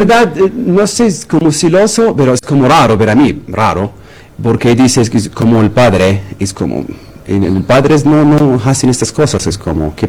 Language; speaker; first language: Spanish; non-native, learner; Arabic